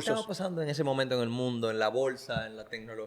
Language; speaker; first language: Spanish; native; Spanish